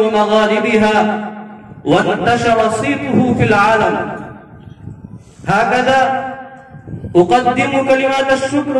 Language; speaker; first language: Arabic; non-native, fluent; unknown